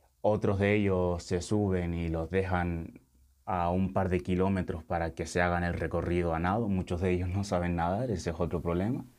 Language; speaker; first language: Spanish; early bilingual, other home language; Wolof